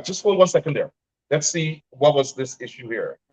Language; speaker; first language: English; native; English